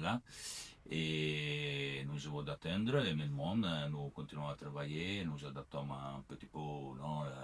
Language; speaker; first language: French; non-native, learner; Italian